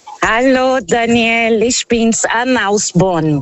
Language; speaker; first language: German; non-native, fluent; Portuguese